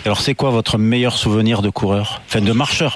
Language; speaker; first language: French; native; French